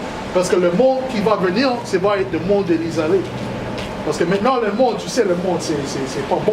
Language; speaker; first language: French; non-native, learner; English